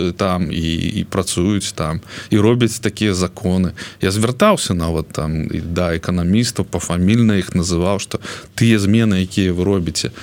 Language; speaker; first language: Belarusian; non-native, local second language; Russian